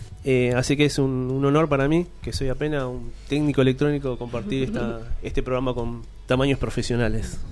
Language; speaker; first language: Spanish; native; Spanish